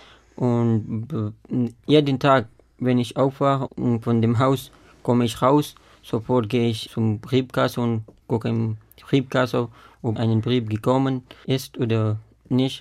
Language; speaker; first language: German; non-native, fluent; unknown